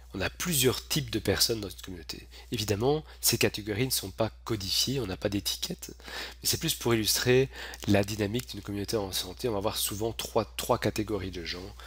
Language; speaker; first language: French; native; French